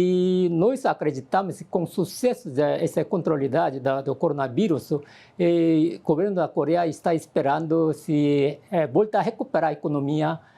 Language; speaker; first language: Portuguese; non-native, fluent; Korean